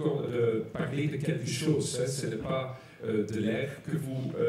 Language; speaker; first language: French; non-native, local second language; Dutch